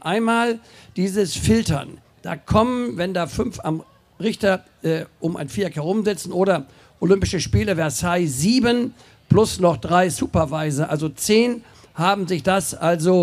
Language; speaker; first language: German; native; German